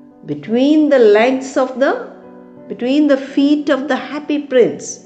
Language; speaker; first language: English; non-native, local second language; Malayalam